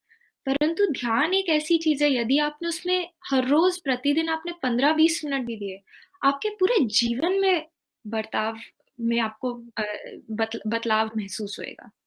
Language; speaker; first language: Hindi; native; Hindi